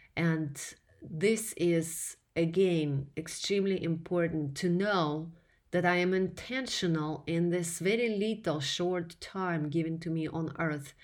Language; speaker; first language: English; non-native, fluent; Russian